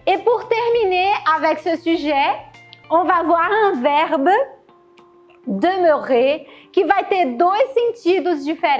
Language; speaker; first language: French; non-native, fluent; Portuguese